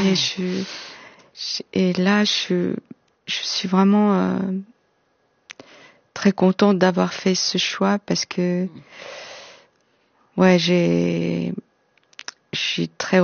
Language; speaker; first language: French; non-native, fluent; Korean